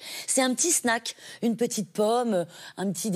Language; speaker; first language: French; native; French